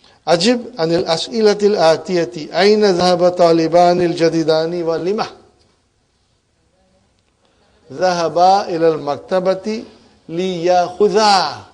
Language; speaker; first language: Arabic; non-native, fluent; English